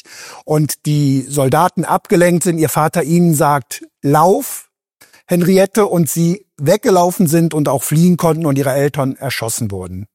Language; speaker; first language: German; native; German